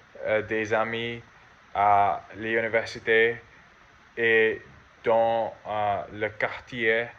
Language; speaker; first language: French; non-native, learner; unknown